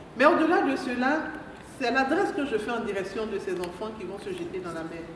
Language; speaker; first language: French; non-native, local second language; Mandingo